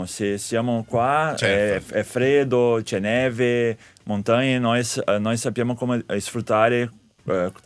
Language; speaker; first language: Italian; non-native, fluent; Portuguese